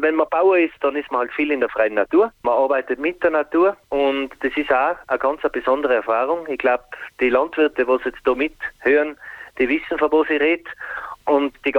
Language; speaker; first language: German; native; German